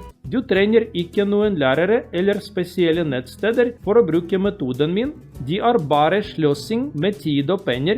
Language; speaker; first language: Norwegian; non-native, learner; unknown